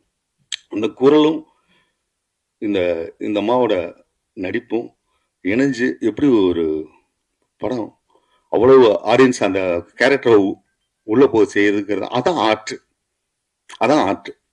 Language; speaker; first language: Tamil; native; Tamil